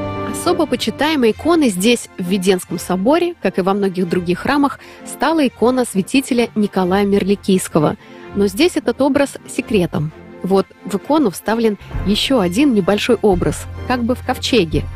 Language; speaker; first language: Russian; native; Russian